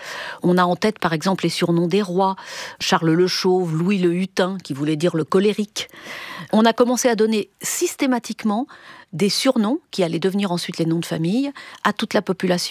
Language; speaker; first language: French; native; French